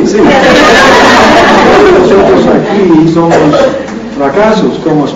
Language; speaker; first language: Spanish; non-native, learner; English